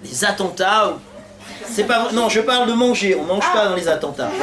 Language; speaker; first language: French; native; French